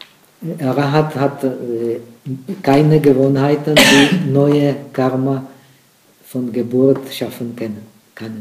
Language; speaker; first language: German; non-native, fluent; Czech